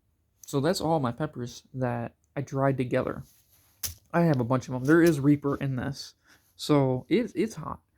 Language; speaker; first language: English; native; English